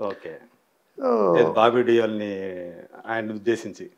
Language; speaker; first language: Telugu; native; Telugu